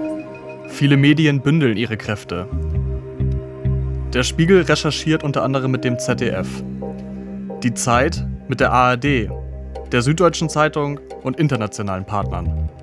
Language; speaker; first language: German; native; German